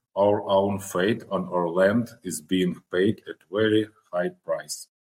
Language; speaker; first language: English; non-native, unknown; Ukrainian